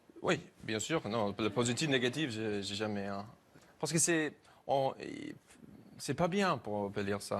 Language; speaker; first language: French; non-native, learner; English